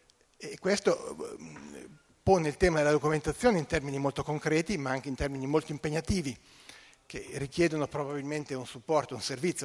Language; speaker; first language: Italian; native; Italian